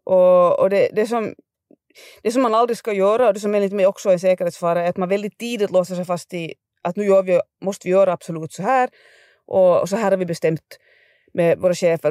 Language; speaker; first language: Swedish; native; Swedish